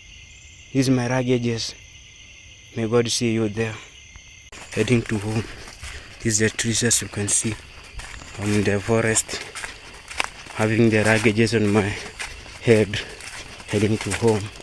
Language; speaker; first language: English; non-native, learner; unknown